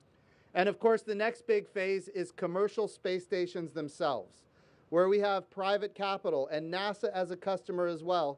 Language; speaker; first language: English; native; English